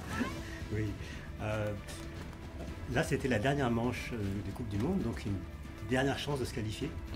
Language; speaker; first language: French; native; French